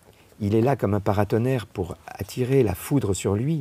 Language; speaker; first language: French; native; French